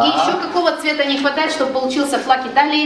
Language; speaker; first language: Russian; native; Russian